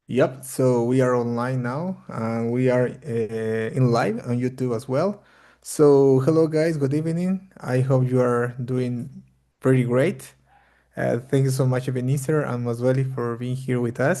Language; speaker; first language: English; non-native, fluent; Spanish